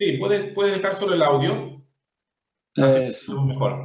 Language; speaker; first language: Spanish; native; Spanish